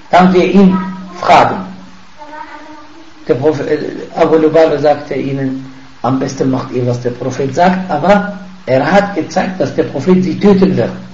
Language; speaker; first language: German; non-native, fluent; Arabic